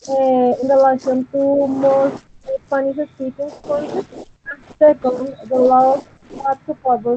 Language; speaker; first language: English; non-native, learner; Spanish